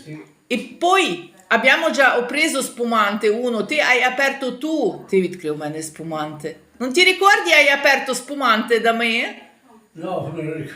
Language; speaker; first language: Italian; non-native, learner; Ukrainian